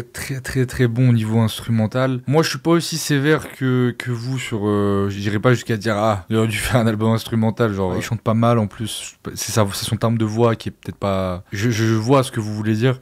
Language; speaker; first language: French; native; French